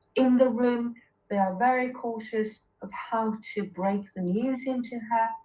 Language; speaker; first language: English; non-native, fluent; Persian